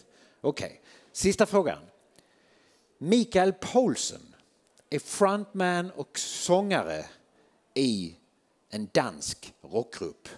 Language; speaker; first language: Swedish; native; Swedish